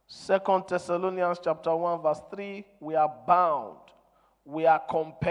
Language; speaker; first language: English; non-native, local second language; Yoruba